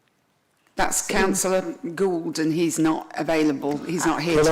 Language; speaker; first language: English; native; English